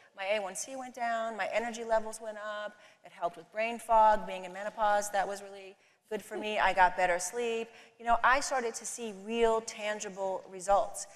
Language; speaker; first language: English; native; English